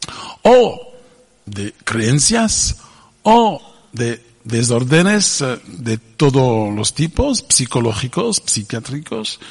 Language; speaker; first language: Spanish; non-native, fluent; French